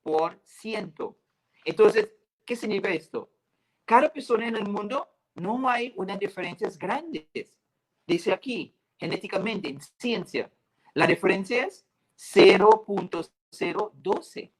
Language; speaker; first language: Spanish; non-native, fluent; English